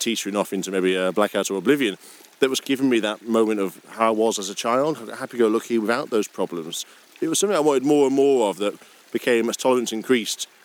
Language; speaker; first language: English; native; English